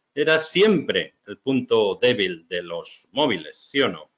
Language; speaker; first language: Spanish; native; Spanish